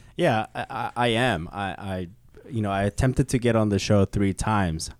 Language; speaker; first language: English; early bilingual, other home language; Korean